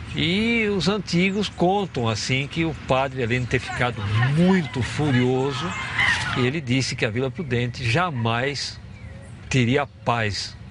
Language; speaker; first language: Portuguese; native; Portuguese